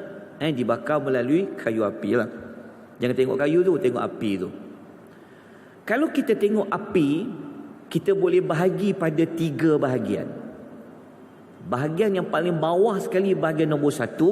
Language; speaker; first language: Malay; native; Malay